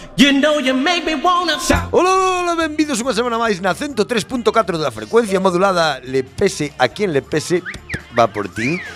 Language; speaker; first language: Galician; non-native, local second language; Spanish